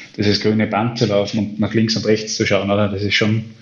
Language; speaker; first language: German; native; German